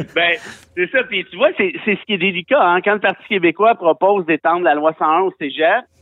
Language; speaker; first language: French; native; French